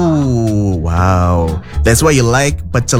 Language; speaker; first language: English; non-native, fluent; Indonesian